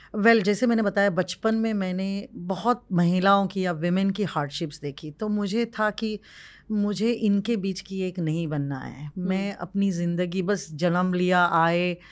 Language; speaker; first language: Hindi; non-native, local second language; Marwari